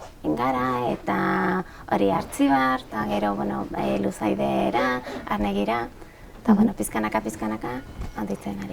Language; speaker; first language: Basque; non-native, local second language; Spanish